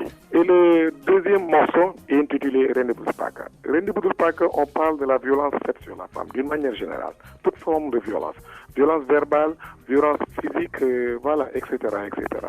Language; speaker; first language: French; non-native, local second language; Wolof